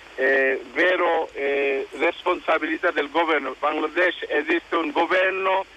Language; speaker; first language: Italian; non-native, fluent; Bangla